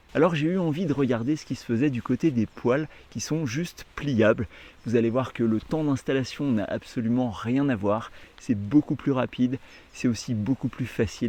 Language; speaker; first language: French; native; French